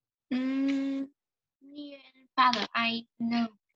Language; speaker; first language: English; non-native, learner; Vietnamese